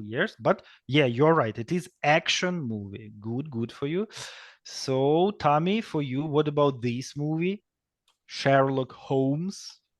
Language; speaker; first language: English; non-native, fluent; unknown